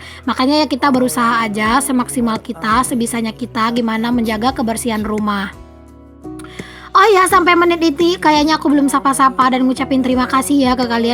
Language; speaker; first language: Indonesian; native; Indonesian